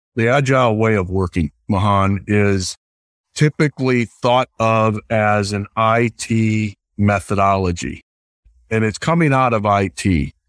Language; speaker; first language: English; native; English